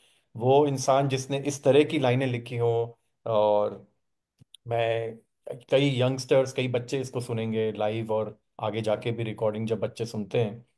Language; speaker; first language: Hindi; native; Hindi